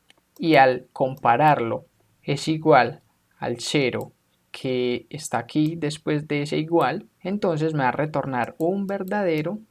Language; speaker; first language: Spanish; native; Spanish